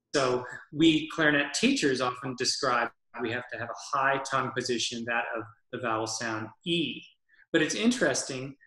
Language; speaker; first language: English; native; English